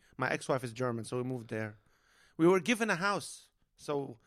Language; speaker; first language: English; non-native, fluent; Arabic